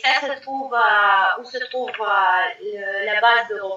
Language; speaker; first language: French; non-native, fluent; Russian